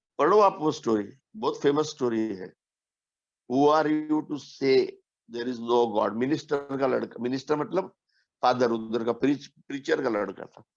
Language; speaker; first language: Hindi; non-native, local second language; Marathi